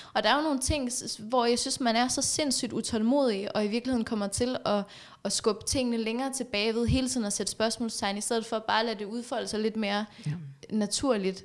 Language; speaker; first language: Danish; early bilingual, other home language; Persian